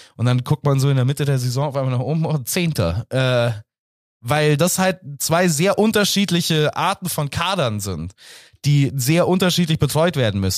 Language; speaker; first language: German; native; German